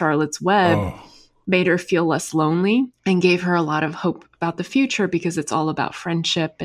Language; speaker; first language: English; early bilingual, other home language; Chinese